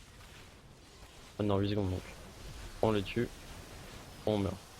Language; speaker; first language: French; native; French